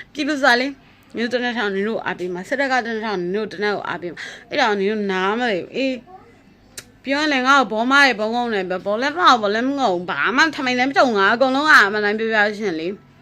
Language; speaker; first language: Burmese; native; Burmese